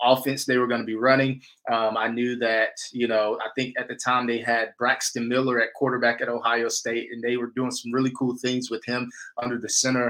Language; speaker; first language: English; native; English